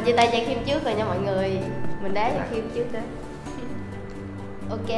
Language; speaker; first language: Vietnamese; native; Vietnamese